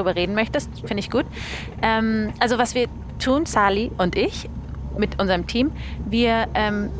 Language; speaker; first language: German; early bilingual, other home language; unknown